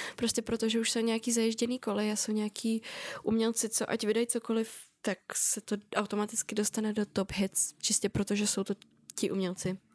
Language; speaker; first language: Czech; early bilingual, other home language; Russian